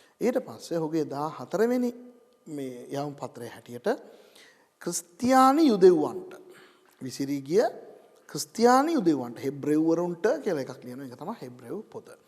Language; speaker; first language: Sinhala; non-native, local second language; Tamil